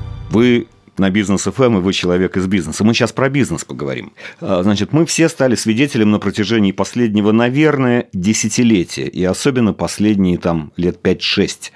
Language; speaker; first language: Russian; native; Russian